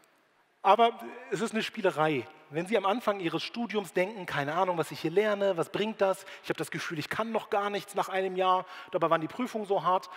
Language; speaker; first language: German; native; German